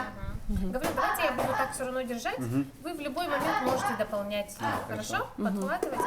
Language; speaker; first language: Russian; native; Russian